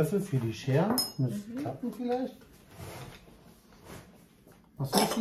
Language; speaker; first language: German; native; German